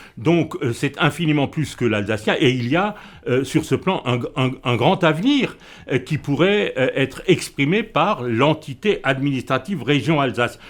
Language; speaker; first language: French; non-native, local second language; Swiss German